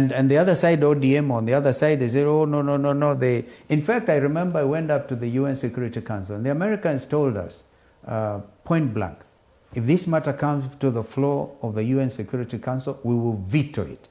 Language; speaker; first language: English; non-native, local second language; Kamba